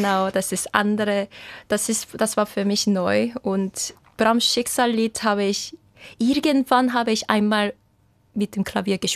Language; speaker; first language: German; non-native, fluent; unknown